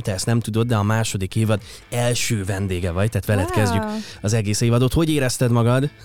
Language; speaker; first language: Hungarian; native; Hungarian